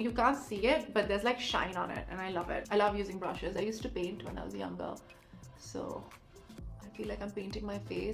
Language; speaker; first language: English; non-native, local second language; Hindi